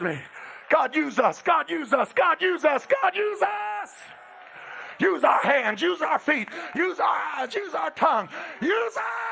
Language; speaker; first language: English; native; English